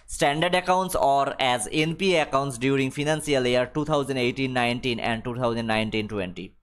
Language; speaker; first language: English; non-native, local second language; Bangla